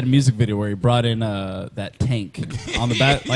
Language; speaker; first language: English; native; English